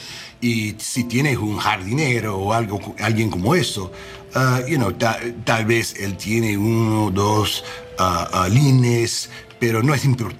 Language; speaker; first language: Spanish; non-native, learner; English